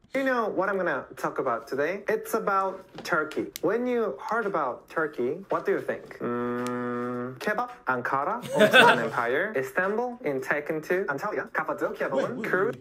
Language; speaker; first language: English; non-native, fluent; Korean